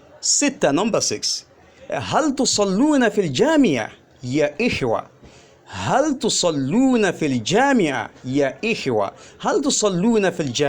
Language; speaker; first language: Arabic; non-native, fluent; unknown